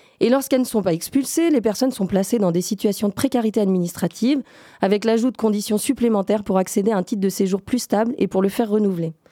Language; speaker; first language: French; native; French